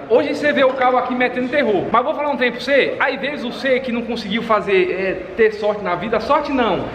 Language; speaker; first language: Portuguese; native; Portuguese